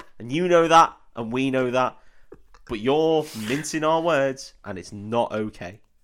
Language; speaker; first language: English; native; English